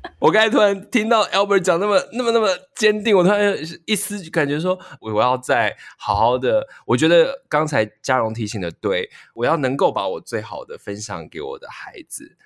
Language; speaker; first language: Chinese; native; Chinese